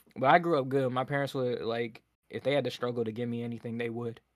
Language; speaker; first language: English; native; English